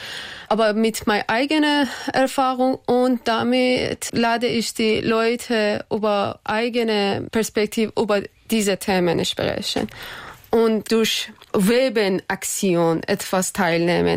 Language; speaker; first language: German; non-native, learner; Persian